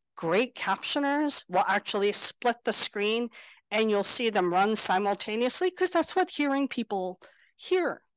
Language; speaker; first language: English; native; English